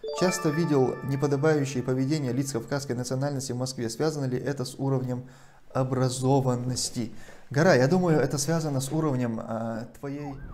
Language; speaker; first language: Russian; non-native, local second language; Chechen